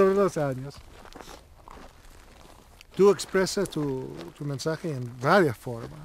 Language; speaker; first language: Spanish; non-native, learner; English